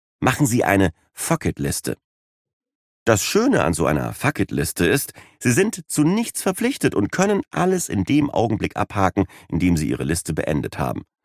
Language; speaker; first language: German; native; German